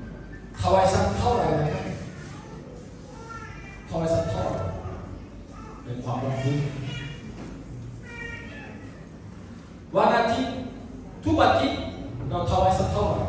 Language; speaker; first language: Thai; non-native, local second language; Lahu